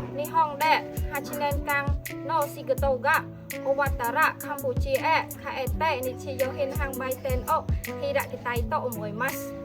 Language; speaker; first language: Japanese; non-native, learner; Khmer